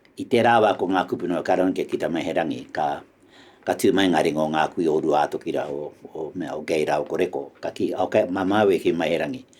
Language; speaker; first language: Māori; native; Māori